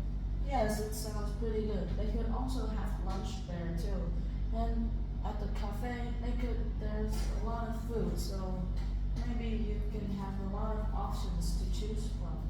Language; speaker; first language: English; non-native, fluent; Vietnamese